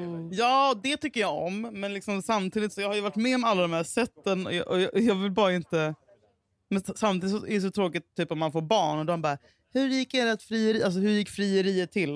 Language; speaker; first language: Swedish; native; Swedish